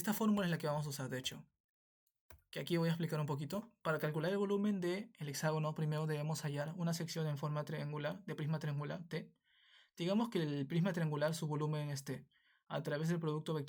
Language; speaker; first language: Spanish; native; Spanish